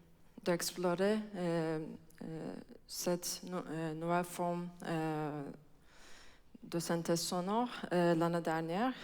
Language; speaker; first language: French; non-native, fluent; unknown